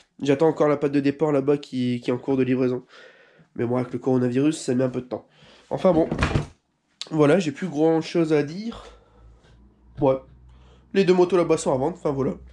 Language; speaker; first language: French; native; French